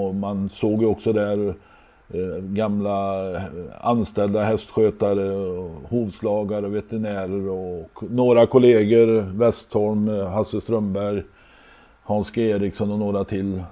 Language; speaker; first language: Swedish; native; Swedish